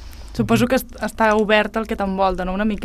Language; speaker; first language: Catalan; native; Catalan